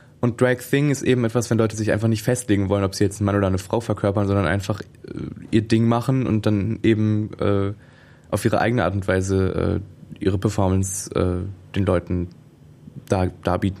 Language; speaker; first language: German; native; German